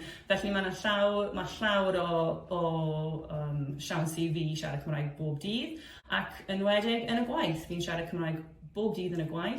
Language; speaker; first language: Welsh; non-native, fluent; English